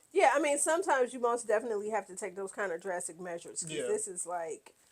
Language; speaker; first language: English; native; English